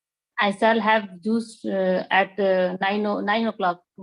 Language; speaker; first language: English; non-native, learner; Marathi